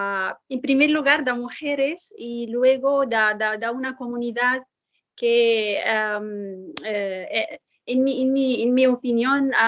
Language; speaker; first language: Spanish; non-native, fluent; Arabic